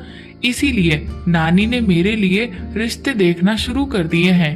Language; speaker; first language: Hindi; native; Hindi